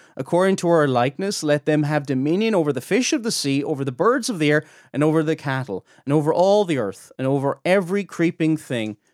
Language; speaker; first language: English; native; English